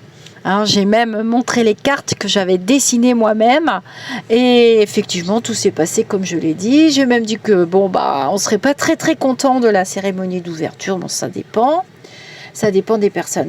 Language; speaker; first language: French; native; French